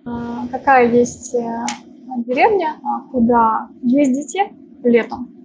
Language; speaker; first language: Russian; native; Russian